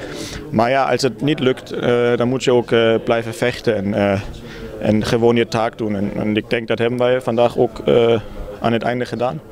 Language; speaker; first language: Dutch; non-native, fluent; German